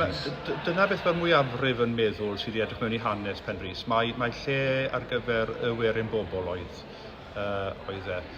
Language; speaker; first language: Welsh; native; Welsh